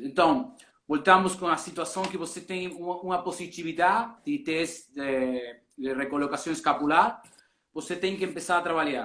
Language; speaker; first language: Portuguese; non-native, learner; Spanish